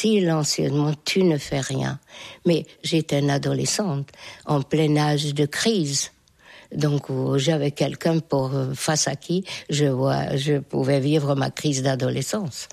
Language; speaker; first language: French; non-native, fluent; Hungarian